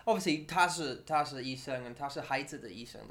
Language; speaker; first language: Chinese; non-native, learner; English